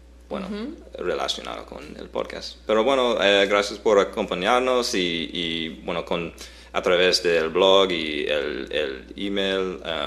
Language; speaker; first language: Spanish; non-native, fluent; English